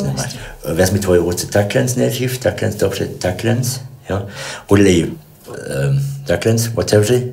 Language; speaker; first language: Czech; early bilingual, other home language; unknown